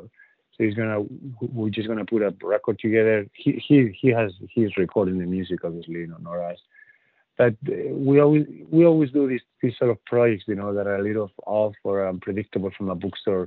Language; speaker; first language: English; non-native, fluent; Spanish